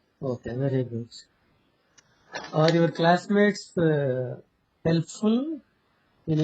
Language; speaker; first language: English; non-native, local second language; Telugu